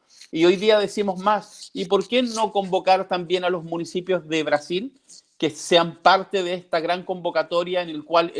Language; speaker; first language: Spanish; native; Spanish